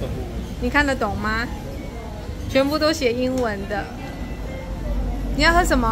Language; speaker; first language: Chinese; non-native, learner; Japanese